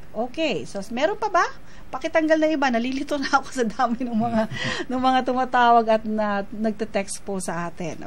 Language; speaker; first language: Filipino; native; Filipino